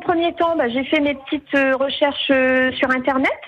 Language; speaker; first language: French; native; French